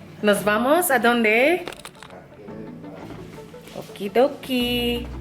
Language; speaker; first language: Spanish; non-native, learner; English